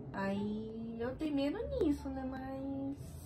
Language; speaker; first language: Portuguese; early bilingual, other home language; Japanese